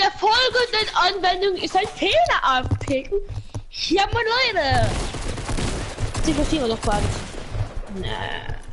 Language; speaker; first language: German; non-native, local second language; Luxembourgish